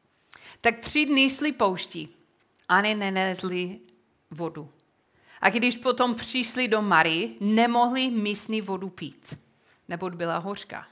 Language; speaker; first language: Czech; non-native, fluent; English